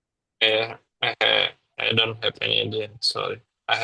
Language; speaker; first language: English; non-native, learner; Indonesian